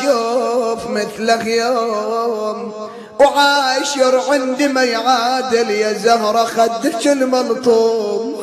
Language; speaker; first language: Arabic; native; Arabic